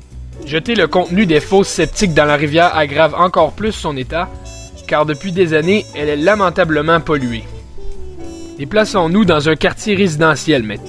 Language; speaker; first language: French; native; French